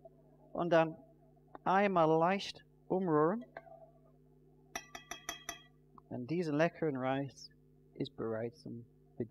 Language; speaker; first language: German; non-native, fluent; English